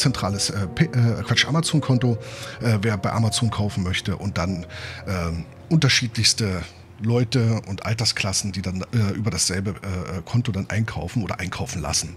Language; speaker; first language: German; native; German